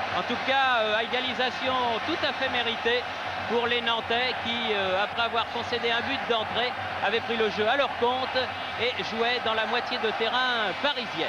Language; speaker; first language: French; native; French